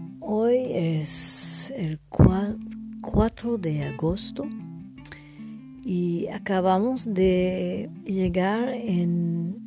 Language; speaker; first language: Spanish; non-native, learner; English